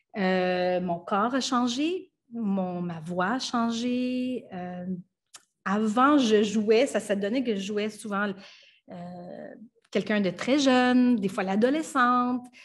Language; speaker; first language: French; non-native, local second language; English